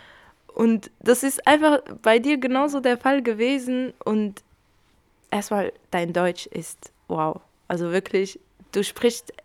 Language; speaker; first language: German; early bilingual, other home language; Kurdish